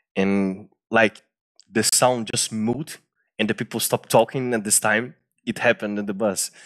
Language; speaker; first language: English; non-native, fluent; Portuguese